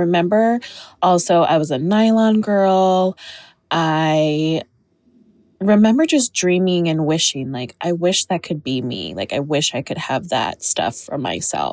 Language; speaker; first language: English; native; English